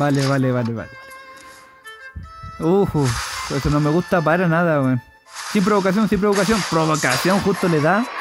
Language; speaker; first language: Spanish; native; Spanish